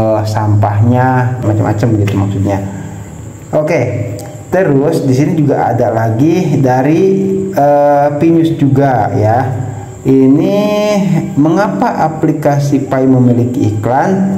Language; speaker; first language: Indonesian; native; Indonesian